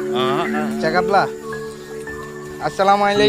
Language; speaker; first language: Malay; non-native, learner; Bangla